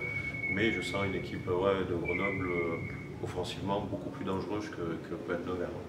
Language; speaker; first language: French; native; French